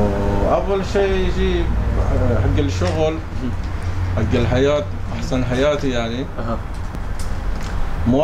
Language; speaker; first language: Arabic; non-native, learner; Persian